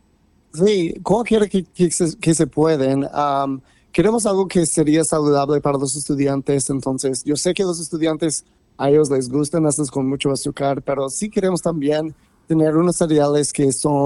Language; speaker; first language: Spanish; non-native, fluent; English